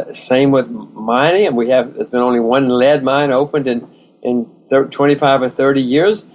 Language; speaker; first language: English; native; English